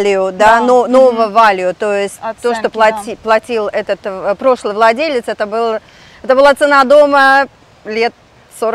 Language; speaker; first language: Russian; native; Russian